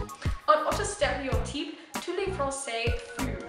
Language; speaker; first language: French; non-native, learner; English